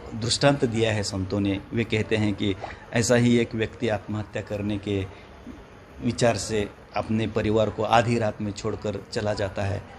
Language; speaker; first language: Hindi; non-native, local second language; Marathi